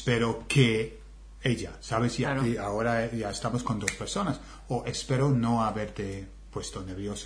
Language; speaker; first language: Spanish; non-native, fluent; English